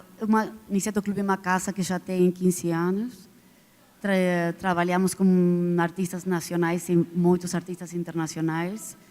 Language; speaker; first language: Portuguese; non-native, fluent; Spanish